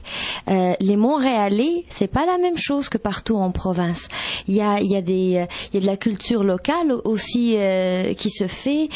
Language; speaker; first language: French; non-native, local second language; Arabic